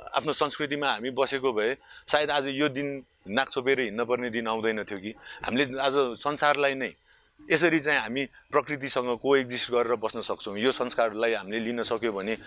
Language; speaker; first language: Nepali; native; Nepali